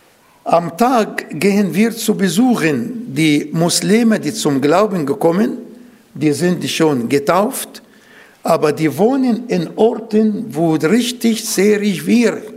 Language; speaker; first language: German; non-native, fluent; Arabic